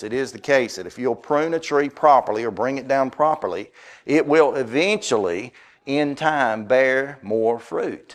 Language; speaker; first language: English; native; English